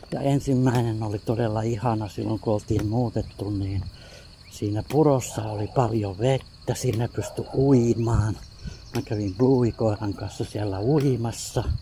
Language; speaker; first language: Finnish; native; Finnish